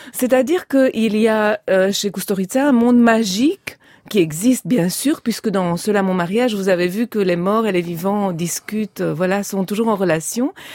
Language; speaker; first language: French; early bilingual, other home language; Romanian